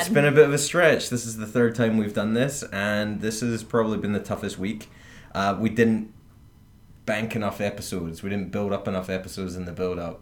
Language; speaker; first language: English; native; English